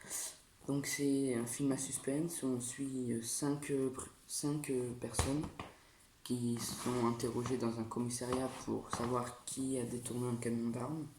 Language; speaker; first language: French; native; French